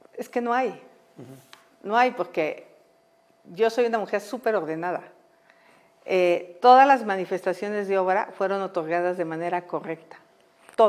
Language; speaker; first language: Spanish; native; Spanish